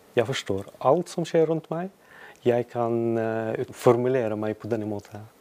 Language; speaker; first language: Norwegian; non-native, learner; Arabic